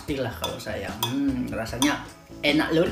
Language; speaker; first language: Indonesian; native; Indonesian